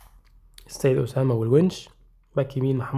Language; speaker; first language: Arabic; native; Arabic